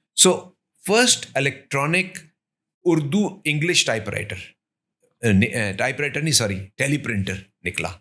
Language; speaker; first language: Urdu; native; Urdu